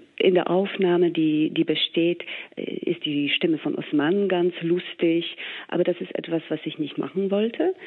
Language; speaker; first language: German; non-native, fluent; English